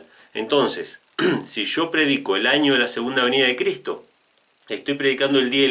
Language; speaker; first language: Spanish; native; Spanish